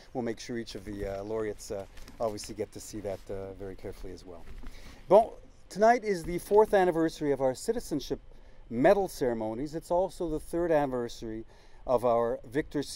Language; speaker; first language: English; native; English